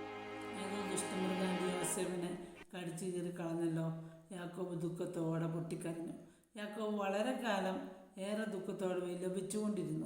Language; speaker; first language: Malayalam; native; Malayalam